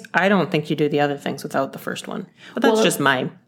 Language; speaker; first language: English; early bilingual, other home language; Yoruba